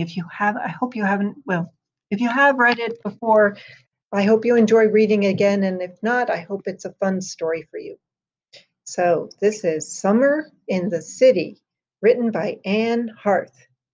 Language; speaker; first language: English; native; English